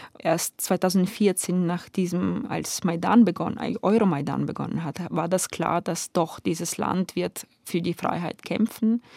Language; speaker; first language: German; non-native, fluent; Ukrainian